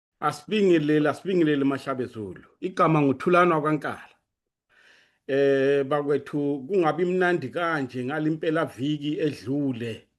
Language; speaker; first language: Zulu; native; Zulu